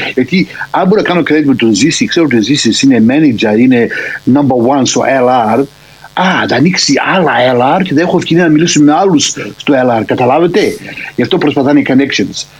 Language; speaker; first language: Greek; early bilingual, heritage; Greek